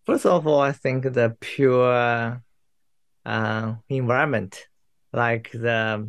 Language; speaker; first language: English; non-native, learner; Chinese